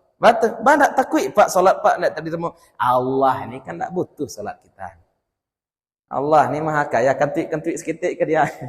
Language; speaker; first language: Malay; non-native, local second language; Minangkabau